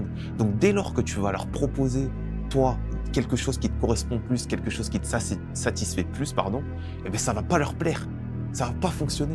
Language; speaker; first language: French; native; French